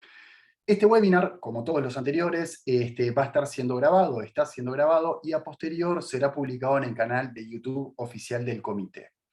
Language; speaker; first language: Spanish; native; Spanish